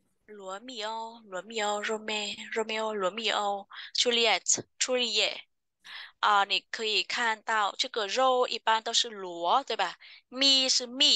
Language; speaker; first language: Chinese; non-native, fluent; Vietnamese